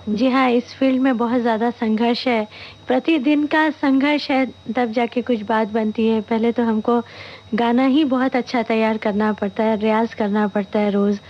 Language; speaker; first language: Hindi; non-native, local second language; Bangla